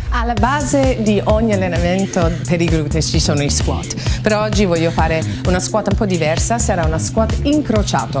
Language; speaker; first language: Italian; non-native, fluent; English